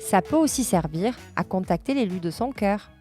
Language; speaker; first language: French; native; French